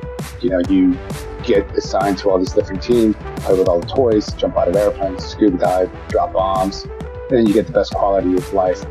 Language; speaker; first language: English; native; English